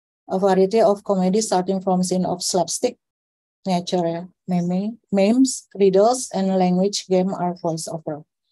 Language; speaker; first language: English; non-native, fluent; Indonesian